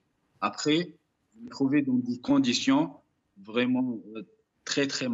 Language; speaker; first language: French; non-native, fluent; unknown